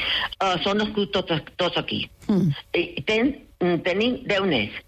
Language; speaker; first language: Catalan; non-native, local second language; Spanish